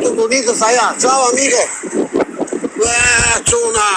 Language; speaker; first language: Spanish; non-native, learner; Albanian